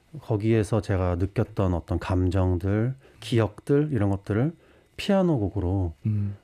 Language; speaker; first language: Korean; native; Korean